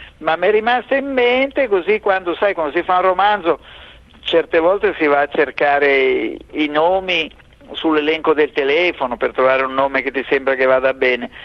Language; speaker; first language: Italian; native; Italian